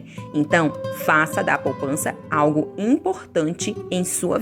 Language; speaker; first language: Portuguese; native; Portuguese